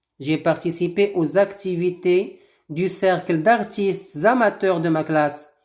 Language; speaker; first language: French; non-native, local second language; Arabic